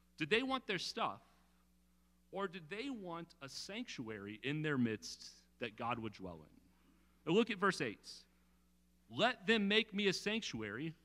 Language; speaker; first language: English; native; English